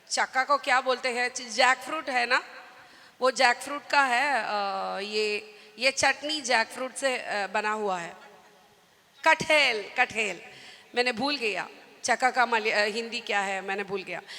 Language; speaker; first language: Hindi; non-native, local second language; Malayalam